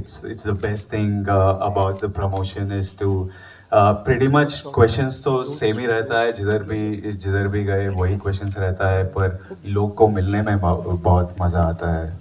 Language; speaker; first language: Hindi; non-native, local second language; Telugu